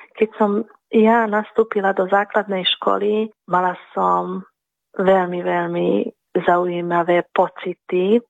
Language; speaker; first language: Slovak; early bilingual, heritage; Slovak